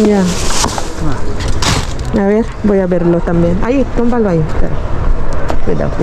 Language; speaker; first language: Spanish; non-native, learner; Filipino